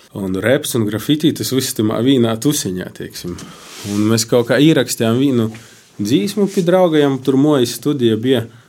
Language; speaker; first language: Latvian; native; Latvian